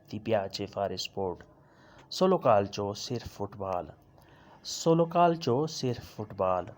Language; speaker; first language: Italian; non-native, learner; Urdu